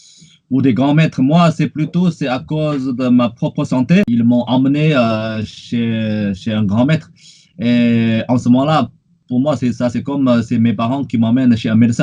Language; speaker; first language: French; non-native, fluent; Chinese